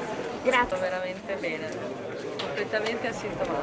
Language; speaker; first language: Italian; native; Italian